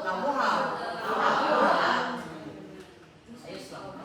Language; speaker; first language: Chinese; non-native, fluent; Filipino